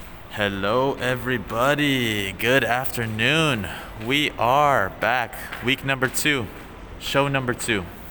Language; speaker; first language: English; native; English